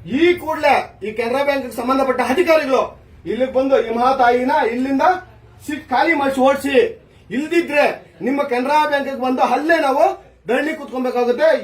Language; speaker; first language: Kannada; native; Kannada